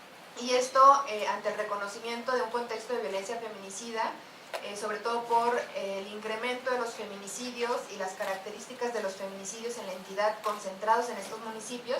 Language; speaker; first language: Spanish; native; Spanish